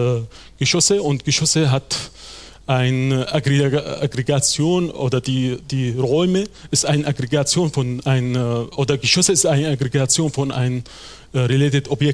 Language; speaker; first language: German; non-native, fluent; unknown